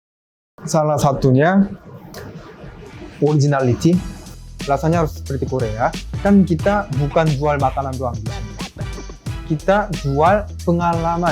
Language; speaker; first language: Indonesian; early bilingual, other home language; Korean